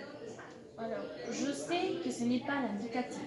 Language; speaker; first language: French; non-native, learner; Spanish